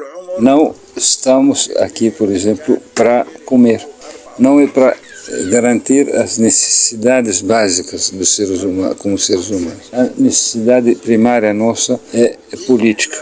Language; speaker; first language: Portuguese; non-native, fluent; Arabic